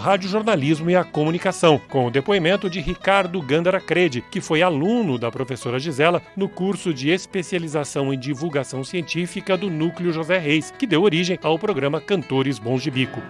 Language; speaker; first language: Portuguese; native; Portuguese